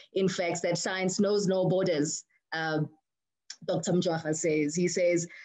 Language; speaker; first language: English; non-native, local second language; Zulu